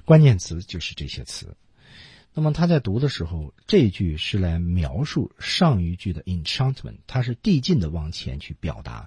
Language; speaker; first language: Chinese; native; Chinese